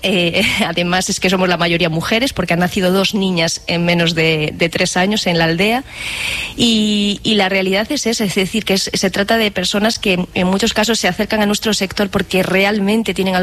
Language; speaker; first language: Spanish; native; Spanish